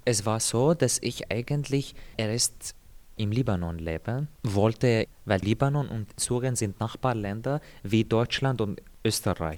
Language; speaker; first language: German; non-native, fluent; Arabic